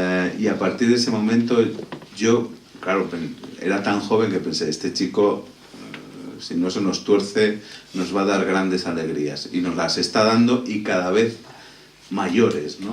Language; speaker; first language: Spanish; native; Spanish